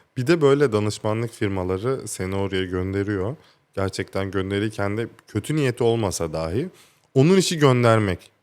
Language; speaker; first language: Turkish; native; Turkish